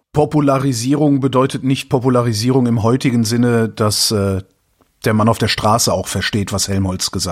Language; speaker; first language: German; native; German